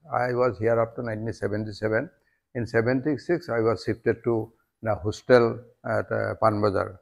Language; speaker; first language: English; non-native, local second language; Assamese